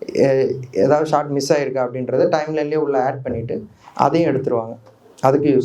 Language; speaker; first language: Tamil; native; Tamil